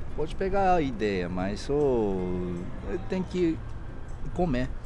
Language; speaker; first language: Portuguese; non-native, fluent; Japanese